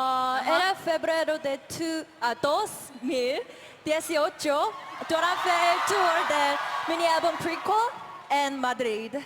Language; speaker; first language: Spanish; non-native, learner; Korean